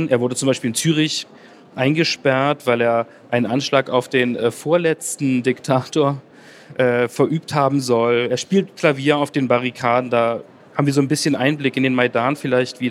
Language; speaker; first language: German; native; German